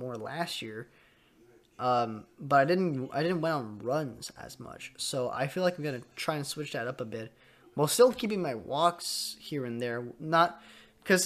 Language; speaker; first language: English; native; English